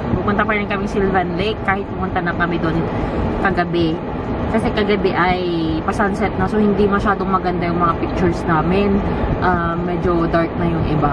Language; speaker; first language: Filipino; native; Filipino